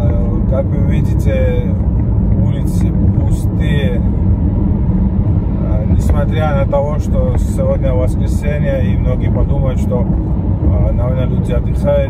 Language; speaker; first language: Russian; non-native, fluent; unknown